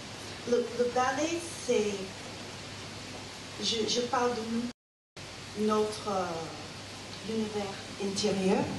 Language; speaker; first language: French; non-native, learner; English